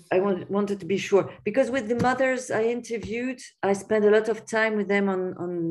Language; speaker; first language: English; non-native, fluent; French